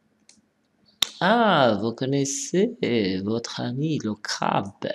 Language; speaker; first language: French; non-native, local second language; Arabic